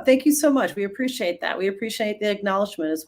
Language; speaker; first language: English; native; English